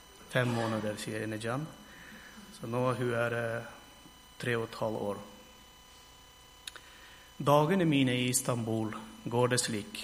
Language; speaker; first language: Norwegian; non-native, fluent; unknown